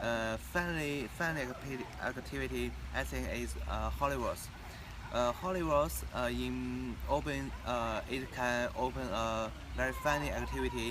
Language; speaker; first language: English; non-native, learner; Chinese